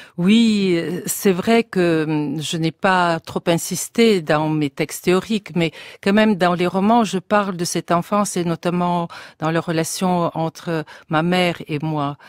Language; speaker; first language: French; non-native, fluent; Bulgarian